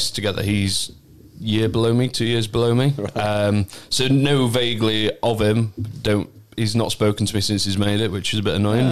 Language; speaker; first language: English; native; English